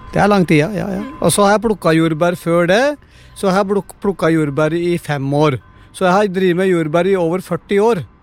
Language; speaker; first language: Norwegian; non-native, fluent; Punjabi